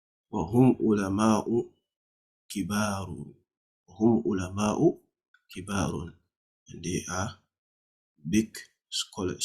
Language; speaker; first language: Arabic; non-native, fluent; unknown